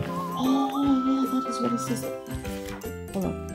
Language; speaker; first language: English; native; English